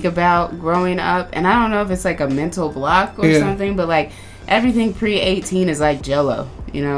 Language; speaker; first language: English; native; English